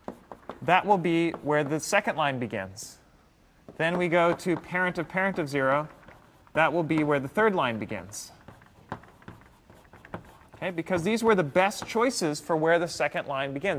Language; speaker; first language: English; native; English